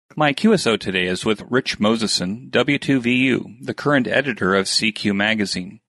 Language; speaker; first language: English; native; English